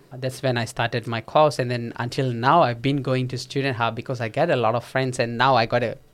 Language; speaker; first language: English; non-native, local second language; Tamil